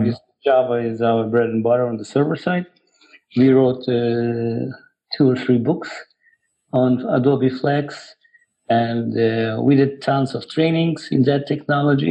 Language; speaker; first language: English; non-native, fluent; Ukrainian